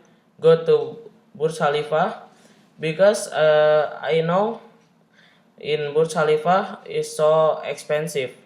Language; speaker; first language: English; non-native, learner; Indonesian